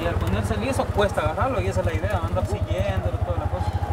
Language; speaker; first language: Spanish; native; Spanish